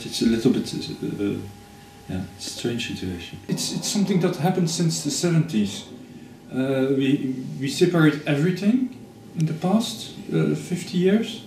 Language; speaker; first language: English; non-native, fluent; Dutch